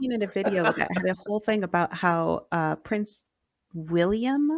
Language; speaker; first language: English; native; English